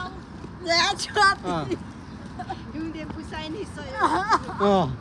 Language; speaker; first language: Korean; non-native, learner; Nepali